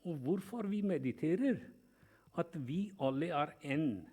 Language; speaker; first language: Norwegian; non-native, fluent; Punjabi